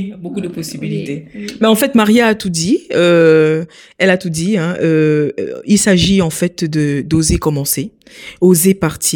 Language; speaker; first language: French; native; French